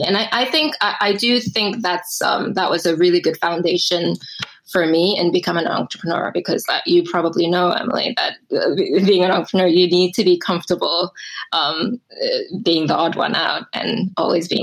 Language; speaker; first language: English; early bilingual, other home language; Korean